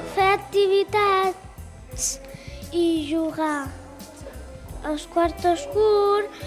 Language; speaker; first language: Catalan; non-native, local second language; Spanish